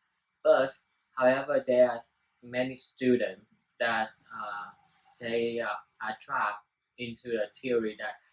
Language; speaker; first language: English; non-native, learner; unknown